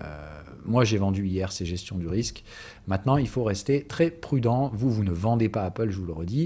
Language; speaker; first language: French; native; French